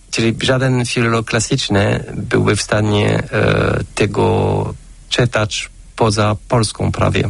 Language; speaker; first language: Polish; non-native, fluent; French